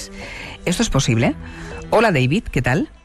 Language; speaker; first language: Spanish; native; Spanish